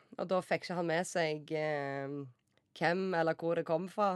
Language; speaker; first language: Norwegian; native; Norwegian